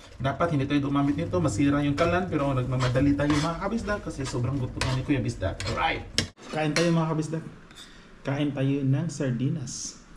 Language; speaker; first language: Filipino; non-native, local second language; Cebuano